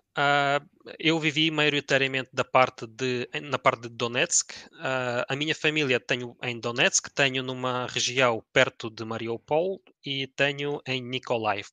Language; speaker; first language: Portuguese; early bilingual, other home language; Ukrainian